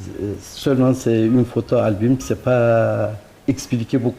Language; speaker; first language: French; non-native, learner; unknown